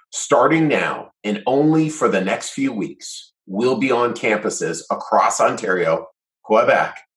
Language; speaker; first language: English; native; English